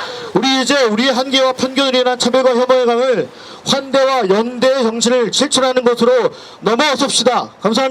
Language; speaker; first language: Korean; native; Korean